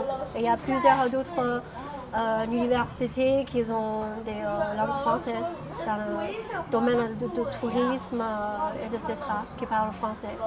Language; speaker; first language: French; non-native, fluent; Chinese